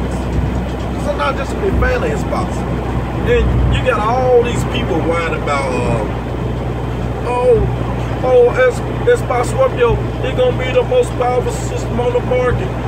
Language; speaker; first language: English; native; English